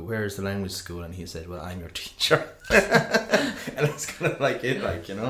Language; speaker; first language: English; native; English